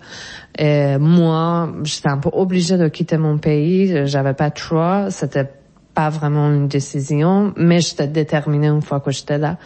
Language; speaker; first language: French; non-native, fluent; Persian